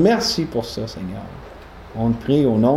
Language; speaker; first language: French; native; French